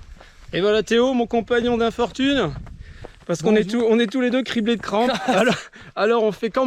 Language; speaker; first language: French; native; French